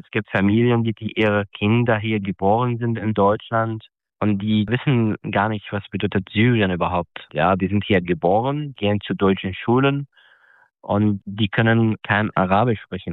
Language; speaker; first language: German; non-native, fluent; Arabic